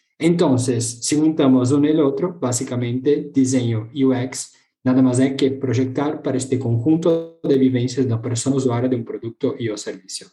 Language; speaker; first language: Spanish; non-native, fluent; Portuguese